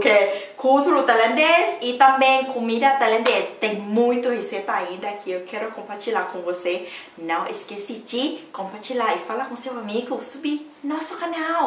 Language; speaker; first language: Portuguese; non-native, learner; Thai